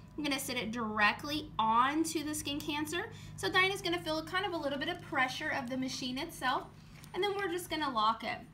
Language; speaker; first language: English; native; English